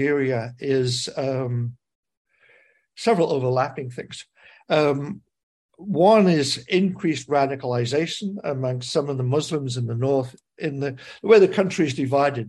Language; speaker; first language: English; native; English